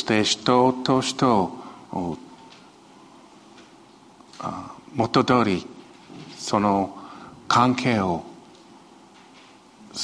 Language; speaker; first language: Japanese; non-native, fluent; Chinese